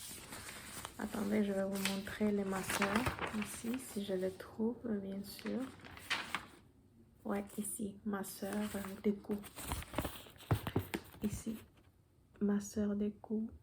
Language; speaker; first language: French; non-native, fluent; Spanish